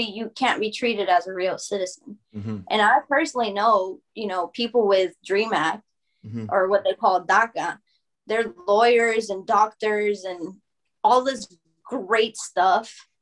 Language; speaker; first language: English; early bilingual, other home language; Spanish